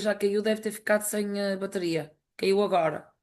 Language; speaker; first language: Portuguese; native; Portuguese